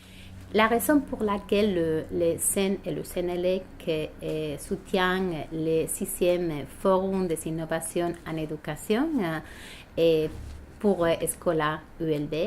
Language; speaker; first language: French; non-native, fluent; Spanish